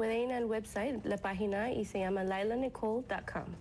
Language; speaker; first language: Spanish; early bilingual, heritage; English